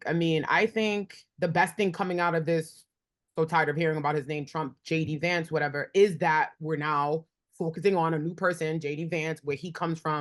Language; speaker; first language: English; native; English